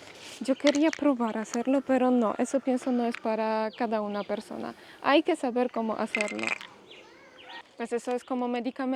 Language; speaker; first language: Spanish; non-native, fluent; Polish